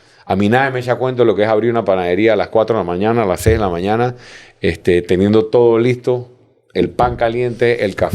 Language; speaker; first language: Spanish; native; Spanish